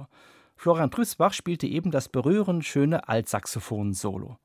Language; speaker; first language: German; native; German